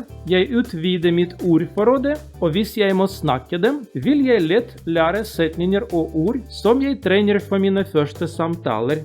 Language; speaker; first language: Norwegian; non-native, learner; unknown